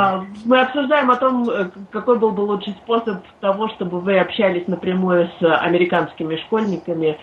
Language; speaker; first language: Russian; native; Russian